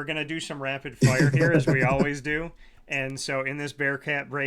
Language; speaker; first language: English; native; English